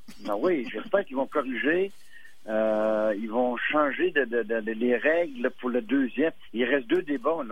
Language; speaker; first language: French; native; French